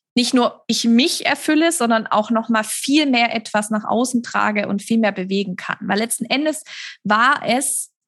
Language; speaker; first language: German; native; German